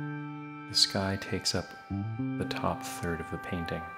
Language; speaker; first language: English; native; English